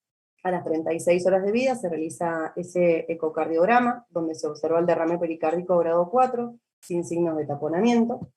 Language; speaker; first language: Spanish; native; Spanish